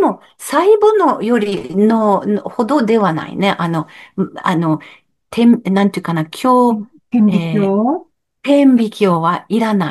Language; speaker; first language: Japanese; non-native, learner; French